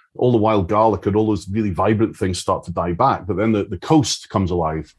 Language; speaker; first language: English; native; English